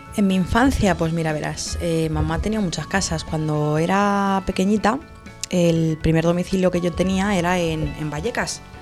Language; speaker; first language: Spanish; early bilingual, other home language; Arabic